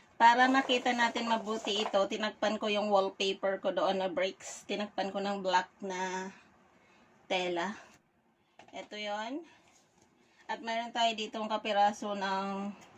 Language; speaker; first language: Filipino; non-native, local second language; Bikol